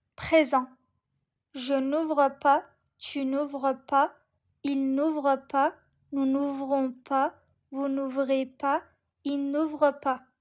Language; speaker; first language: French; non-native, learner; Turkish